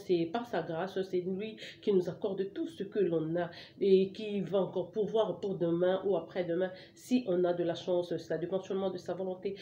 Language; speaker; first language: French; non-native, local second language; Lingala